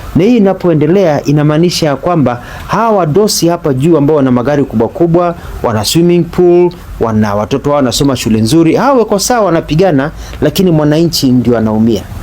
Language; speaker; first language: Swahili; non-native, local second language; Kamba